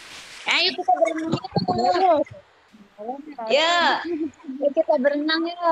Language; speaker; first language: Indonesian; native; Indonesian